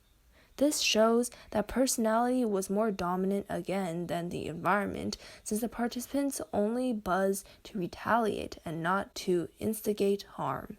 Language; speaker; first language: English; native; English